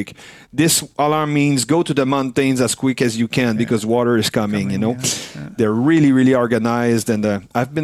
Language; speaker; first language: English; non-native, fluent; French